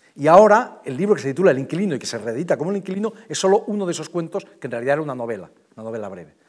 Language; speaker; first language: Spanish; native; Spanish